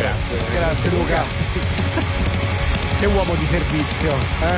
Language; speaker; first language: Italian; native; Italian